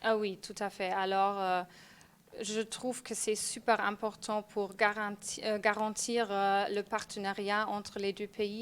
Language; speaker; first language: French; non-native, fluent; German